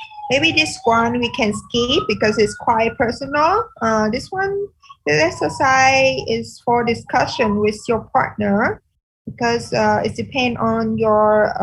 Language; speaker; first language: English; non-native, fluent; Vietnamese